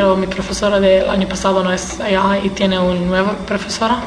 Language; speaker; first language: Spanish; early bilingual, heritage; English